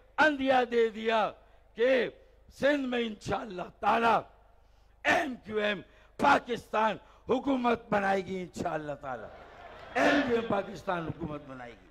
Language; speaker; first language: Urdu; native; Urdu